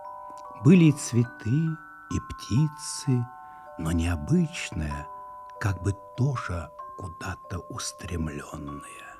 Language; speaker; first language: Russian; native; Russian